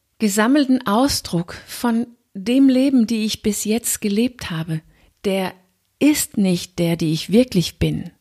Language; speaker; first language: German; non-native, fluent; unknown